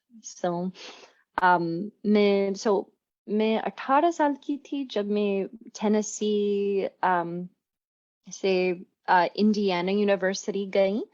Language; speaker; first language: Hindi; non-native, fluent; English